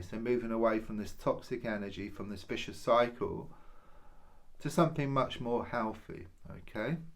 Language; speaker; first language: English; native; English